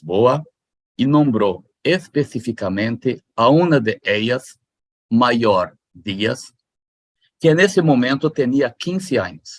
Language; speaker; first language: Spanish; non-native, fluent; Portuguese